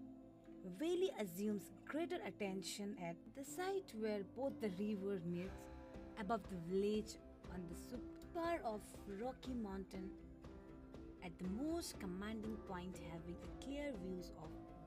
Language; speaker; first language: English; non-native, local second language; Ladakhi